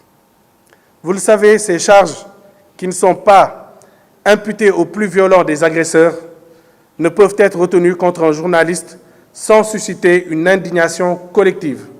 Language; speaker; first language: French; non-native, local second language; Wolof